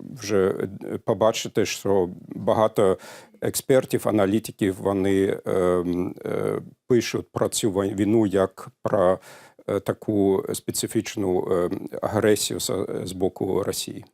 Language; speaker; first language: Ukrainian; non-native, fluent; German